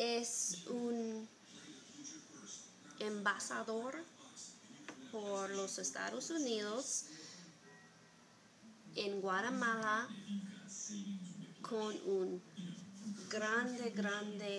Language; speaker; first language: Spanish; non-native, learner; English